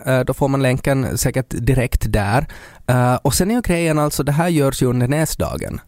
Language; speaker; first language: Swedish; native; Swedish